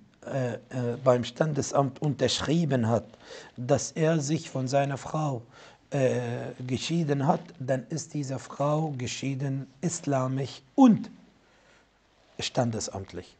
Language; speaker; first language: German; non-native, fluent; Arabic